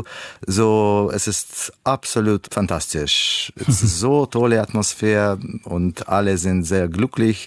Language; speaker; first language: German; non-native, learner; Russian